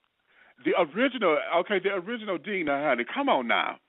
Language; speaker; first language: English; native; English